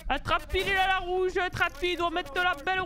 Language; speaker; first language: French; native; French